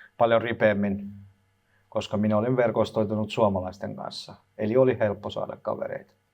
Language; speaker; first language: Finnish; early bilingual, other home language; Turkish